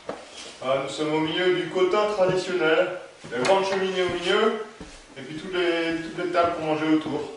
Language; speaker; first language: French; native; French